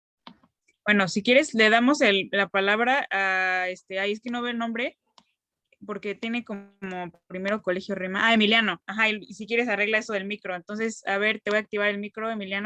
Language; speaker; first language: Spanish; native; Spanish